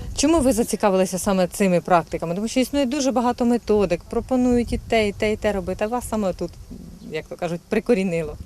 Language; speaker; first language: Ukrainian; native; Ukrainian